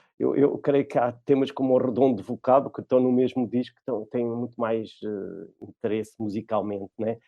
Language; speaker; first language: Portuguese; native; Portuguese